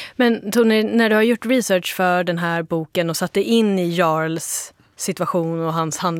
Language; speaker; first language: Swedish; native; Swedish